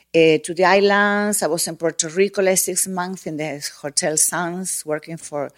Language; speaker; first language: English; non-native, learner; Spanish